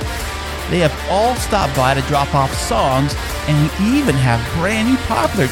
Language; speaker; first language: English; native; English